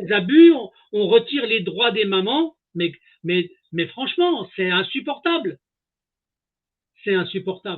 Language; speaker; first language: French; native; French